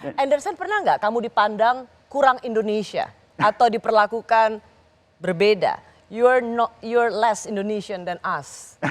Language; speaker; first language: Indonesian; native; Indonesian